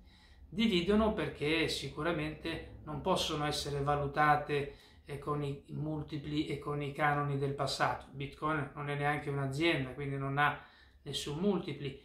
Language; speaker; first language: Italian; native; Italian